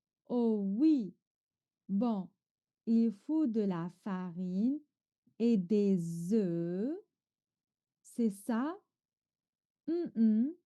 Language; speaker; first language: French; non-native, fluent; Chinese